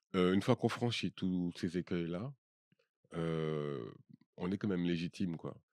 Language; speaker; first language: French; native; French